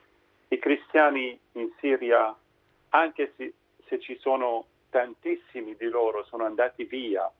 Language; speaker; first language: Italian; non-native, fluent; Arabic